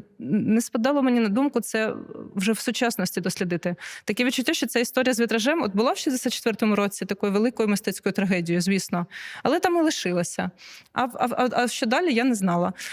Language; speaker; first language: Ukrainian; non-native, local second language; Russian